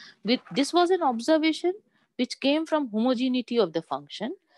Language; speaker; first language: English; non-native, local second language; Bangla